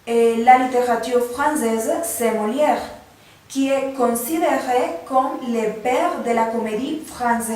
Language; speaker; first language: French; non-native, learner; Spanish